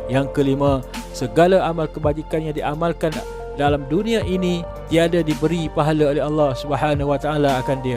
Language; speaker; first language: Malay; native; Malay